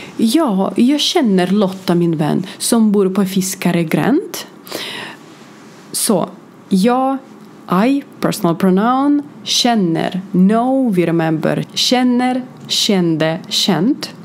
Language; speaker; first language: Swedish; non-native, fluent; Ukrainian